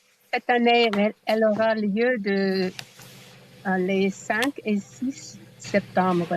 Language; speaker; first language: French; non-native, learner; English